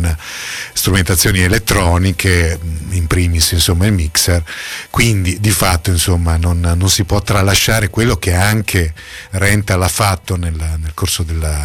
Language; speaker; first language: Italian; native; Italian